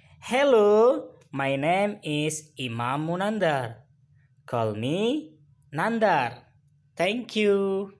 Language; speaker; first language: English; non-native, fluent; Indonesian